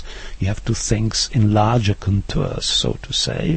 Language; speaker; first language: English; non-native, fluent; Czech